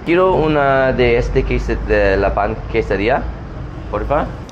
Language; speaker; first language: Spanish; non-native, learner; English